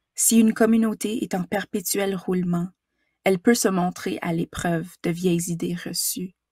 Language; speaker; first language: French; native; French